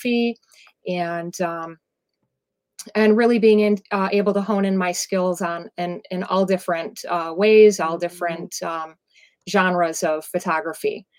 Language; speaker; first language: English; native; English